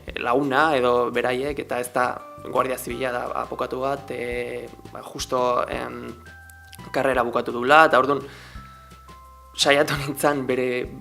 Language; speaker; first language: Basque; native; Basque